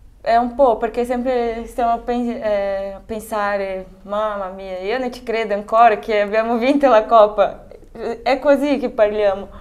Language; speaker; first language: Italian; non-native, fluent; Portuguese